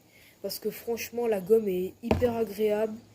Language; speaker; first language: French; native; French